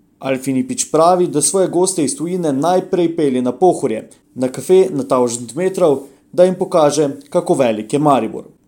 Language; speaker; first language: Slovenian; native; Slovenian